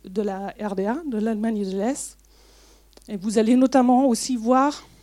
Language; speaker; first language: French; non-native, fluent; German